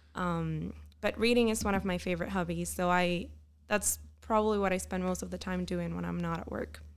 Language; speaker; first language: English; non-native, fluent; Spanish